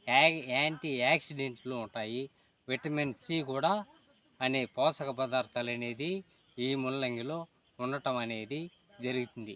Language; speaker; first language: Telugu; native; Telugu